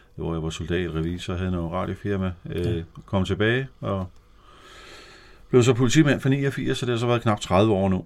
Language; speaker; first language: Danish; native; Danish